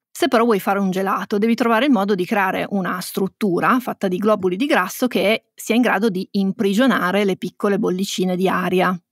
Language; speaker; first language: Italian; native; Italian